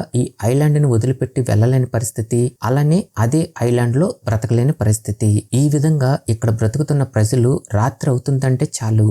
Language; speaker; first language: Telugu; native; Telugu